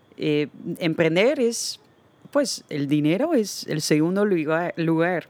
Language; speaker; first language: Spanish; non-native, fluent; Dutch